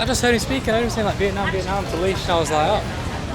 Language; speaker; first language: English; native; English